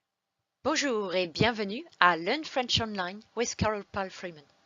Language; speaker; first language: French; non-native, fluent; English